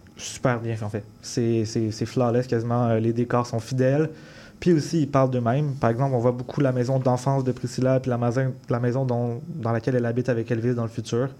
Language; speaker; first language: French; native; French